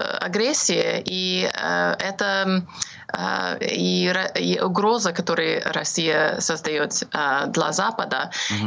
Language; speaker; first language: Russian; non-native, fluent; English